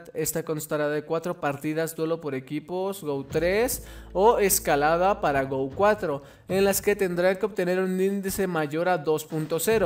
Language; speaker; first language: Spanish; native; Spanish